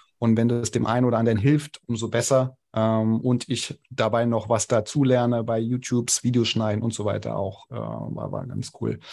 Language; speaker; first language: German; non-native, local second language; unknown